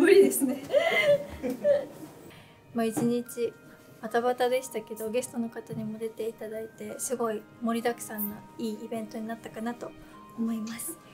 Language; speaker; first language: Japanese; native; Japanese